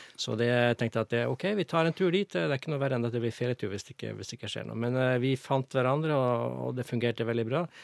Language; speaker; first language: Norwegian; native; Norwegian